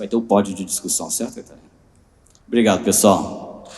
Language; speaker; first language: Portuguese; native; Portuguese